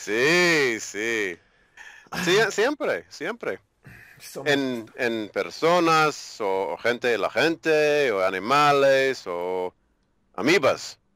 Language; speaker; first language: Spanish; non-native, learner; English